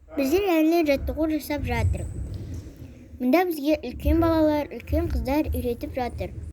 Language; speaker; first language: Kazakh; non-native, local second language; Russian